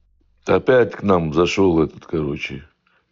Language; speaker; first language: Russian; native; Russian